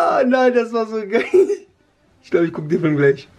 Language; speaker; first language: German; early bilingual, other home language; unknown